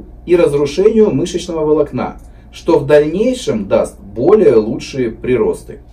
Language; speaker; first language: Russian; native; Russian